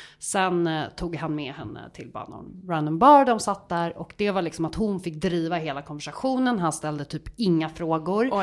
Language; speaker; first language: Swedish; native; Swedish